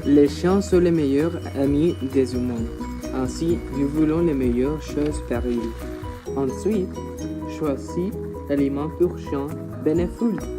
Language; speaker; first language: French; non-native, learner; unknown